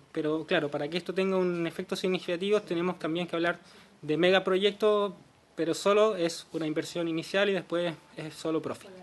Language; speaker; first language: Spanish; native; Spanish